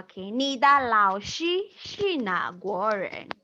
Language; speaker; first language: Chinese; non-native, fluent; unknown